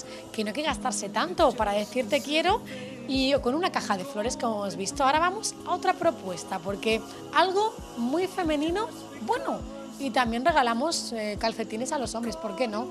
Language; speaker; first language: Spanish; native; Spanish